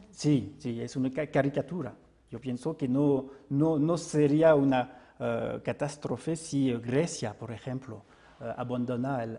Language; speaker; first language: Spanish; non-native, fluent; French